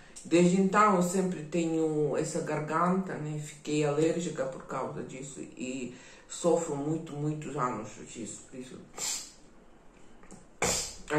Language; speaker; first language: Portuguese; non-native, fluent; Ukrainian